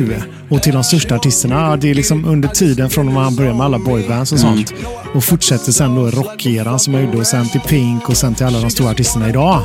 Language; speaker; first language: Swedish; native; Swedish